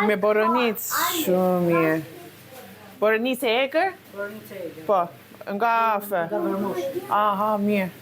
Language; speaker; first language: Albanian; non-native, learner; English